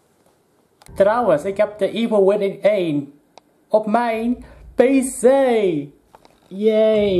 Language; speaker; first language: Dutch; non-native, local second language; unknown